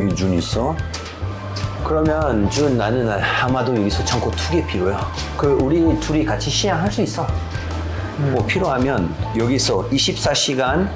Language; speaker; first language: Korean; non-native, learner; French